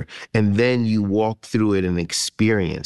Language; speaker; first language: English; native; English